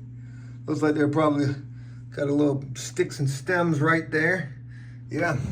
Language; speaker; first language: English; native; English